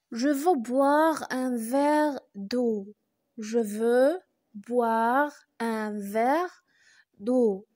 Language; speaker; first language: French; non-native, local second language; Arabic